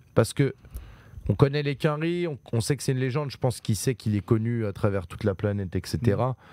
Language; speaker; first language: French; native; French